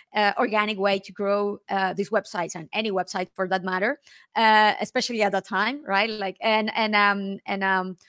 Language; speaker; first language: English; non-native, fluent; Spanish